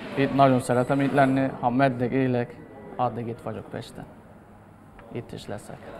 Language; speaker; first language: Hungarian; non-native, learner; Turkish